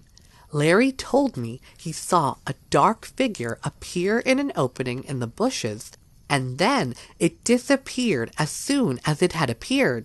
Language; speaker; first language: English; native; English